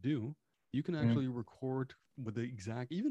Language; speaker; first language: English; non-native, fluent; French